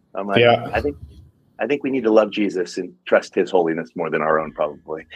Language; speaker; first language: English; native; English